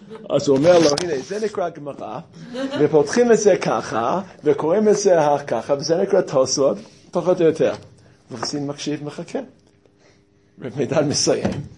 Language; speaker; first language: Hebrew; non-native, fluent; English